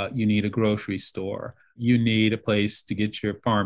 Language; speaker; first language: English; native; English